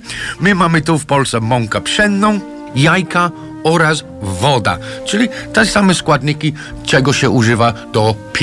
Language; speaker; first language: Polish; non-native, learner; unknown